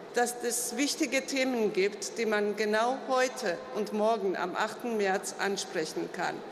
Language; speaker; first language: German; non-native, fluent; Georgian